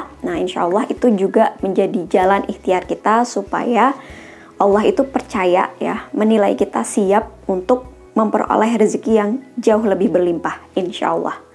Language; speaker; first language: Indonesian; native; Indonesian